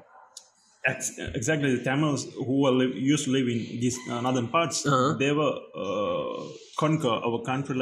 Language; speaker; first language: English; non-native, local second language; Sinhala